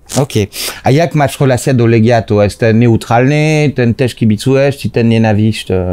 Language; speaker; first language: Polish; non-native, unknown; French